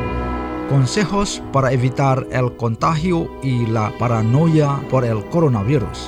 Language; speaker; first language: Spanish; non-native, fluent; Indonesian